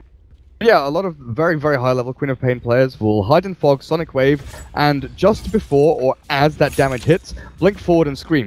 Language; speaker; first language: English; native; English